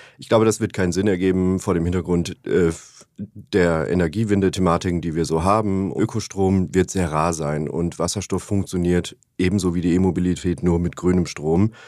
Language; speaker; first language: German; native; German